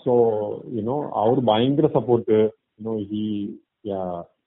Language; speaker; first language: English; non-native, local second language; Tamil